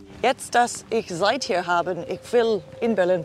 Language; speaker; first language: German; non-native, learner; English